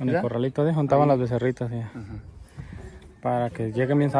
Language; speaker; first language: Spanish; native; Spanish